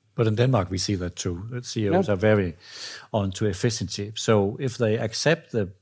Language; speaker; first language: English; non-native, fluent; Danish